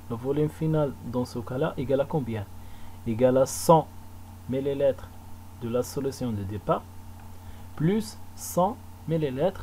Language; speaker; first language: French; non-native, local second language; Arabic